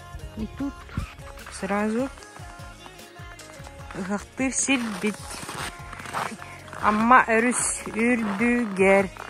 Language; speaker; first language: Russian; non-native, local second language; Yakut